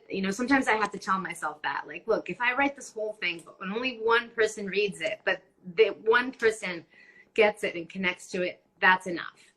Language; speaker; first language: English; non-native, fluent; Spanish